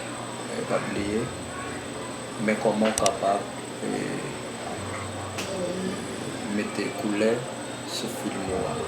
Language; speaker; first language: French; non-native, learner; Haitian Creole